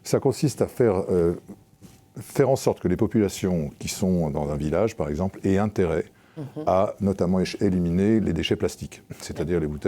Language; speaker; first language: French; native; French